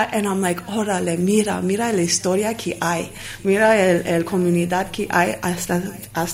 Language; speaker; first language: Spanish; non-native, learner; Armenian